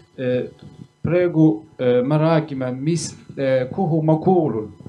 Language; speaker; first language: Estonian; non-native, learner; Kurdish